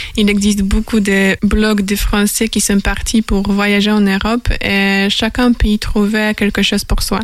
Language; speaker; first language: French; non-native, fluent; Polish